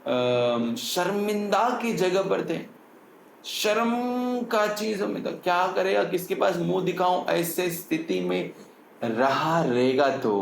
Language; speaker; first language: Hindi; non-native, local second language; Tamil